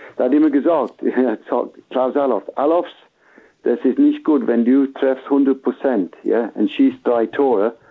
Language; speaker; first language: German; non-native, fluent; English